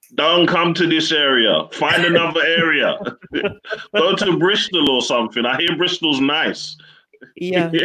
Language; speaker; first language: English; native; English